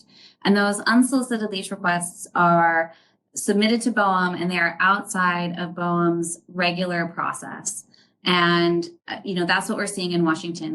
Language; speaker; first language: English; native; English